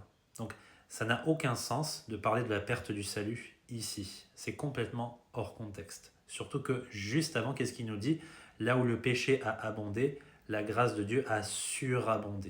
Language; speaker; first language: French; native; French